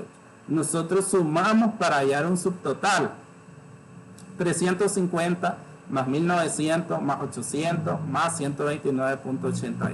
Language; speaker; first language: Spanish; native; Spanish